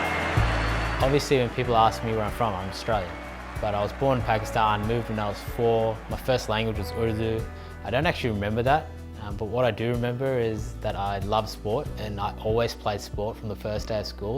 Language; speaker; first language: English; early bilingual, other home language; Urdu